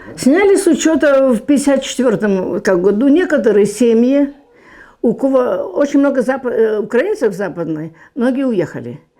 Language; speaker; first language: Russian; non-native, local second language; German